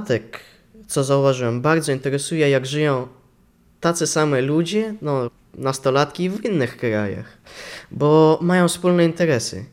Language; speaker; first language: Polish; non-native, local second language; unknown